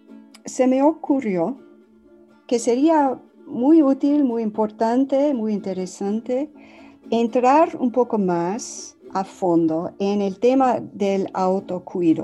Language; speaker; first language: Spanish; non-native, fluent; English